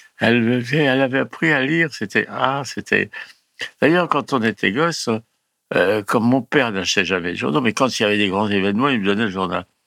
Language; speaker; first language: French; early bilingual, other home language; Italian